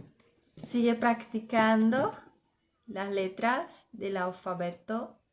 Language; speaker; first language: Spanish; non-native, fluent; Portuguese